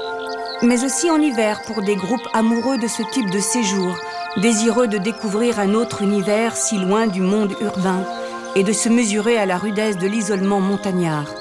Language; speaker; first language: French; native; French